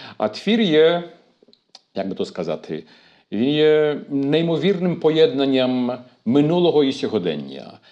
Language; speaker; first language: Ukrainian; early bilingual, heritage; Ukrainian